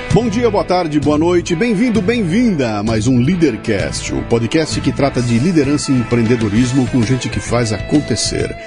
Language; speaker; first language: Portuguese; native; Portuguese